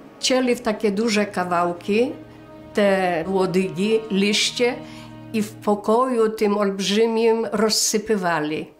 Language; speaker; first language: Polish; native; Polish